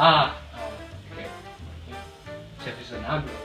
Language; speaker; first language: French; non-native, learner; English